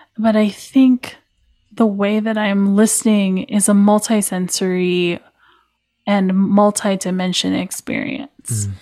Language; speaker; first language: English; native; English